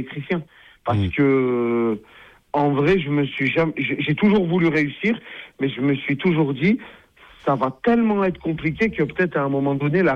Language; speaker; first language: French; native; French